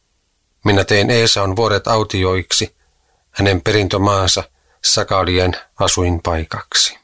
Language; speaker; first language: Finnish; native; Finnish